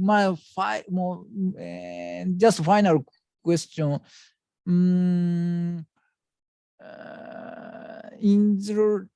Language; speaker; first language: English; non-native, learner; Japanese